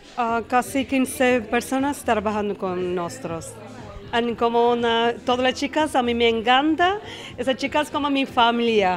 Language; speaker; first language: Spanish; non-native, learner; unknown